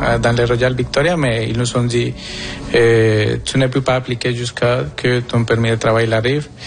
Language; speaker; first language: French; non-native, fluent; Spanish